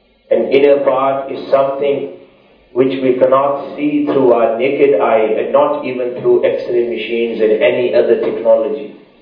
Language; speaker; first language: English; non-native, local second language; Urdu